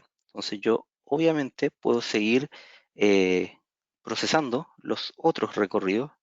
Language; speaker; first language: Spanish; native; Spanish